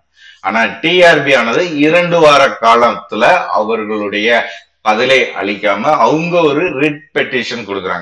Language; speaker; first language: Tamil; native; Tamil